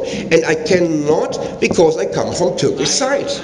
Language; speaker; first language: English; non-native, learner; German